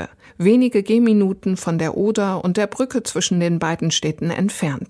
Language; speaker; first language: German; native; German